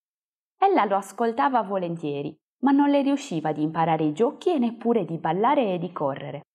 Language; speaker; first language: Italian; native; Italian